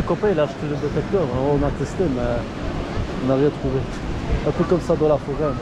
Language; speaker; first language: French; early bilingual, other home language; Polish